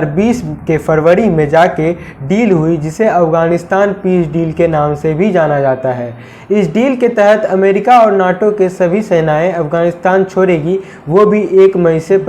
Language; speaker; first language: Hindi; native; Hindi